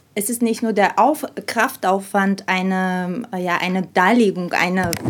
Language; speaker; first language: German; non-native, fluent; Ukrainian